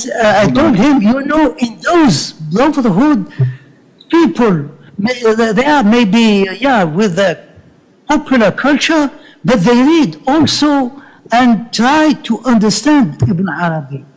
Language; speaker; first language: English; non-native, learner; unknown